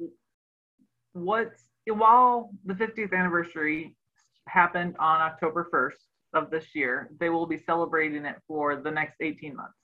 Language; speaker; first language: English; native; English